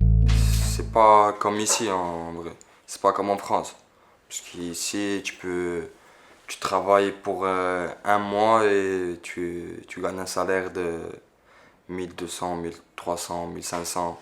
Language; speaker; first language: French; non-native, fluent; Albanian